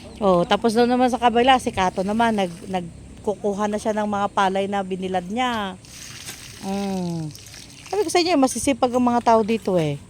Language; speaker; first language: Filipino; non-native, local second language; Pangasinan